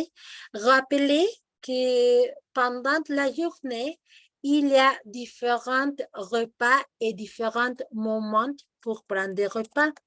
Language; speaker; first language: French; non-native, fluent; Spanish